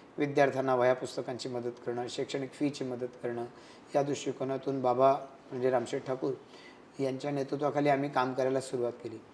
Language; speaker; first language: Marathi; native; Marathi